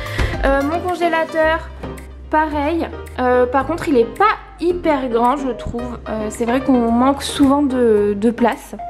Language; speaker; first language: French; native; French